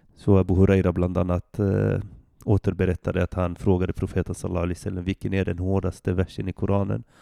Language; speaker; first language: Swedish; early bilingual, other home language; Arabic